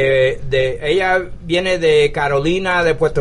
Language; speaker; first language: Spanish; early bilingual, heritage; English